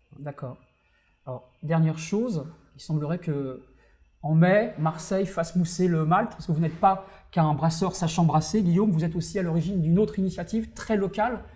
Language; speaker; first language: French; native; French